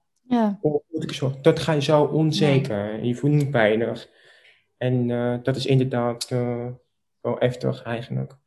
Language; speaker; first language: Dutch; non-native, local second language; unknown